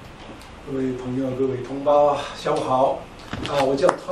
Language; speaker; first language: Chinese; non-native, fluent; English